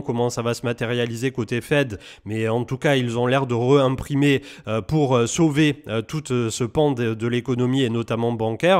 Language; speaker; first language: French; native; French